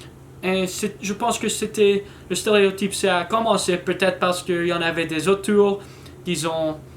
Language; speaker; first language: French; non-native, learner; English